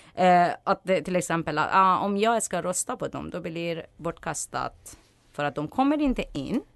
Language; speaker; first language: Swedish; non-native, fluent; Persian